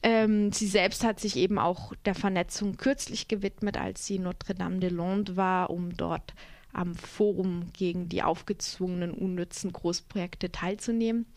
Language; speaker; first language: German; native; German